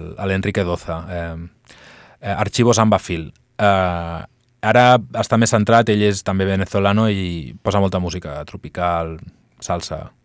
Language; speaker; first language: Catalan; non-native, local second language; Spanish